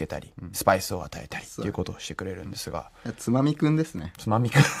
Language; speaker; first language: Japanese; native; Japanese